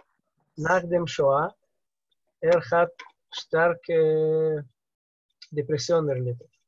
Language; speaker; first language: German; non-native, learner; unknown